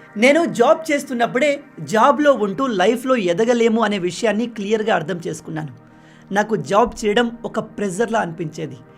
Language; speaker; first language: Telugu; non-native, local second language; Lambadi